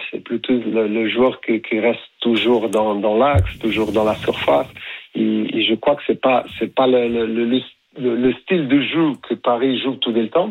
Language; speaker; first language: French; non-native, fluent; Portuguese